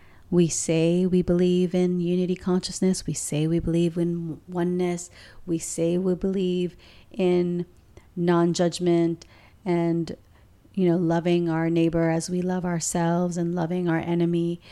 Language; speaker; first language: English; non-native, fluent; Spanish